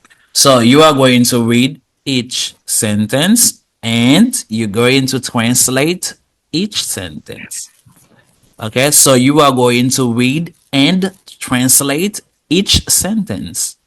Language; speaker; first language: English; non-native, fluent; Haitian Creole